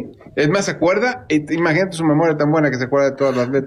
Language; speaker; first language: Spanish; native; Spanish